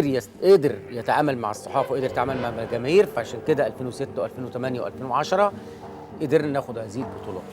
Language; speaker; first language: Arabic; native; Arabic